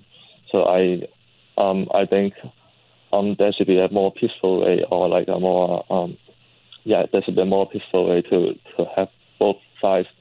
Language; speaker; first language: English; non-native, local second language; Cantonese